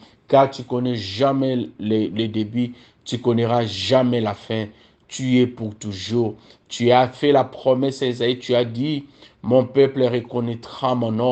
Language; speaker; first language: French; non-native, local second language; Lingala